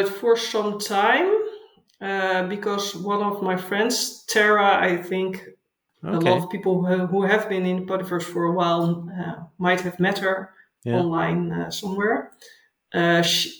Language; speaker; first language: English; non-native, fluent; Dutch